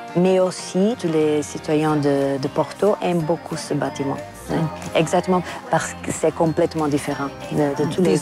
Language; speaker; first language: French; non-native, fluent; Portuguese